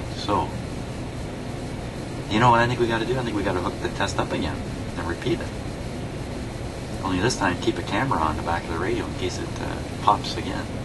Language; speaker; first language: English; native; English